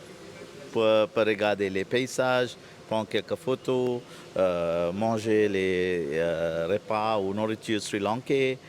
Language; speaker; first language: French; non-native, fluent; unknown